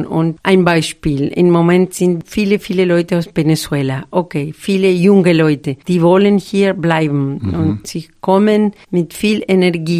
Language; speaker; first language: German; non-native, fluent; Spanish